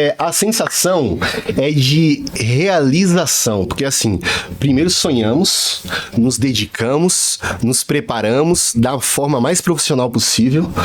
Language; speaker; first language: Portuguese; native; Portuguese